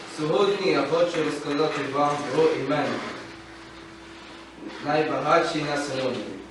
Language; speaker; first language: Ukrainian; non-native, learner; Arabic